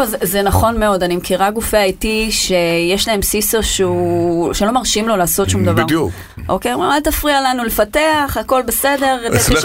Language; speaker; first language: Hebrew; native; Hebrew